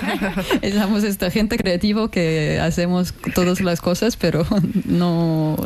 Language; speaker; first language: Spanish; non-native, learner; Russian